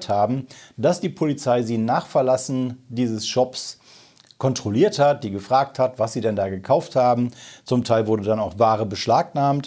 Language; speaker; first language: German; native; German